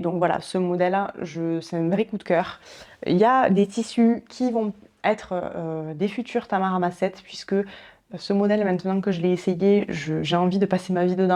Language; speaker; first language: French; native; French